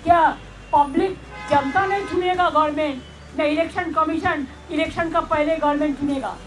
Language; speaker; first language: Hindi; non-native, local second language; Bangla